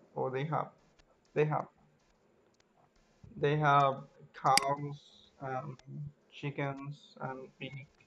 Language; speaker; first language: English; non-native, learner; Spanish